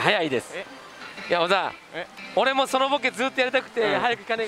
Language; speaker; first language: Japanese; native; Japanese